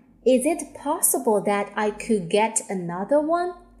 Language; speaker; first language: English; non-native, fluent; Chinese